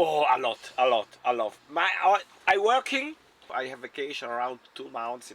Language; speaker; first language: English; non-native, learner; German